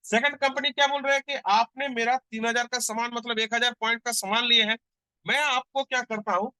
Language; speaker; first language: Hindi; non-native, local second language; Bangla